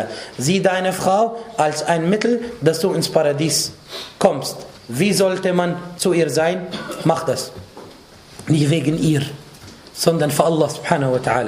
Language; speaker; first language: German; non-native, fluent; Arabic